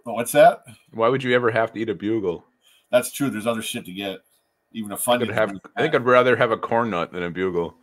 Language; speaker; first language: English; native; English